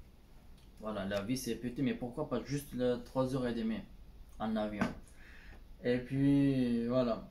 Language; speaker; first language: French; non-native, learner; Turkish